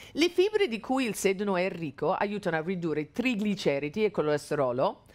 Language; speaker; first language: Italian; non-native, fluent; English